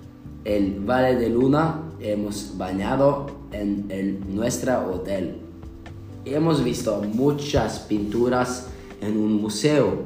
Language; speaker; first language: Spanish; non-native, learner; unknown